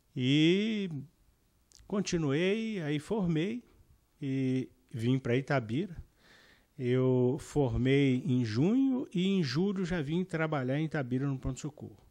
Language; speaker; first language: Portuguese; native; Portuguese